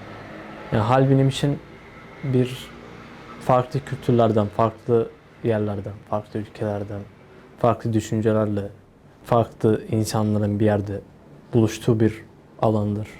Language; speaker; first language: Turkish; early bilingual, other home language; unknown